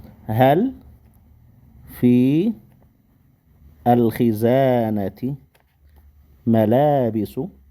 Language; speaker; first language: Arabic; non-native, fluent; Indonesian